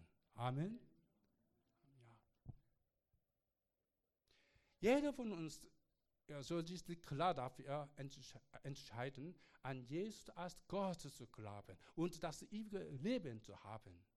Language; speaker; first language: German; non-native, learner; Korean